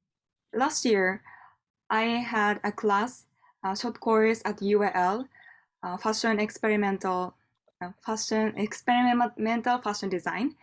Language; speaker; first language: English; non-native, learner; Japanese